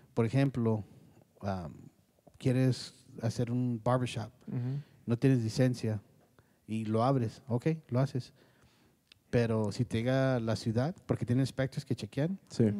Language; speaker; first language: Spanish; early bilingual, heritage; Spanish